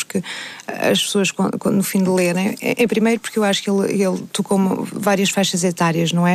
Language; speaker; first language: Portuguese; native; Portuguese